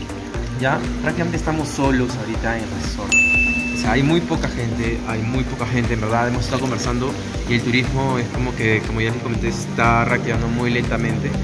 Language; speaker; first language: Spanish; native; Spanish